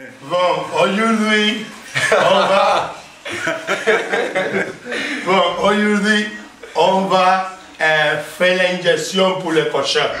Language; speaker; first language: French; non-native, learner; Spanish